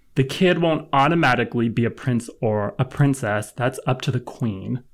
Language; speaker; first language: English; native; English